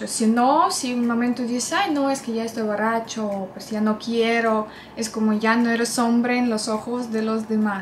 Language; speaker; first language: Spanish; non-native, fluent; Russian